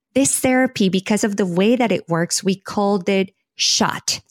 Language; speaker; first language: English; non-native, fluent; Spanish